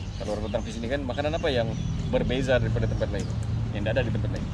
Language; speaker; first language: Malay; native; Malay